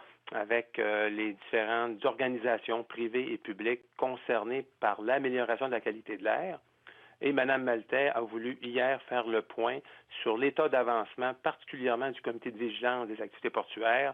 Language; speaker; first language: French; native; French